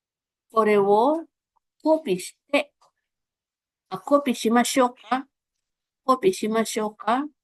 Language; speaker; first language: Japanese; non-native, fluent; Filipino